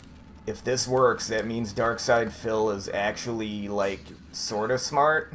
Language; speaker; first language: English; native; English